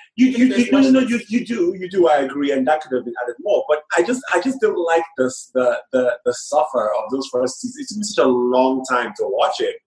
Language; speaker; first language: English; non-native, local second language; Yoruba